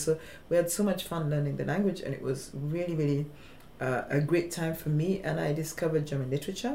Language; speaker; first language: English; non-native, local second language; Luo (Kenya and Tanzania)